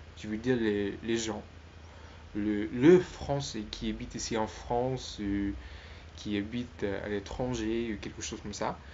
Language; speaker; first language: French; non-native, learner; Spanish